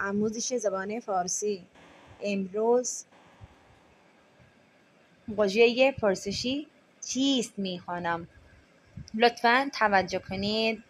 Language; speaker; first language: Persian; non-native, fluent; Urdu